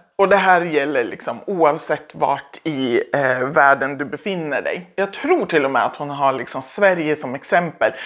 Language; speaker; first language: Swedish; native; Swedish